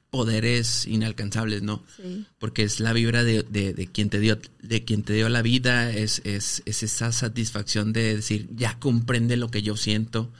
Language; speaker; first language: Spanish; native; Spanish